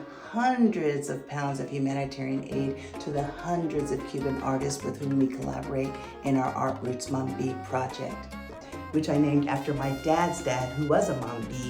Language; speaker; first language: English; early bilingual, other home language; Spanish